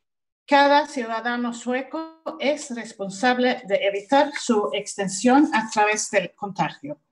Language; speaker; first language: Spanish; non-native, fluent; Swedish